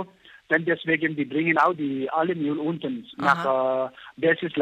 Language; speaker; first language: German; non-native, learner; Nepali